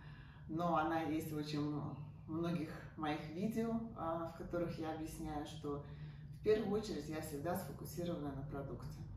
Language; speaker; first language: Russian; native; Russian